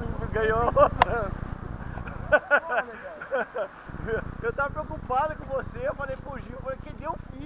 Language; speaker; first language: Portuguese; native; Portuguese